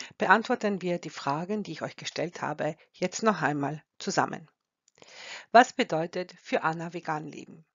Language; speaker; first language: German; non-native, fluent; Croatian